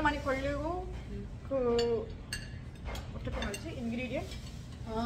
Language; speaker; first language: Korean; non-native, learner; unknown